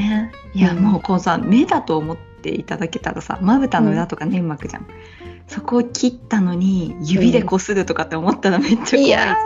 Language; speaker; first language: Japanese; native; Japanese